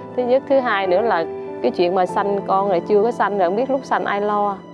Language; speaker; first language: Vietnamese; native; Vietnamese